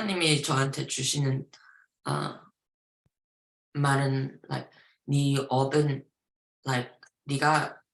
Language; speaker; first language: Korean; early bilingual, heritage; Korean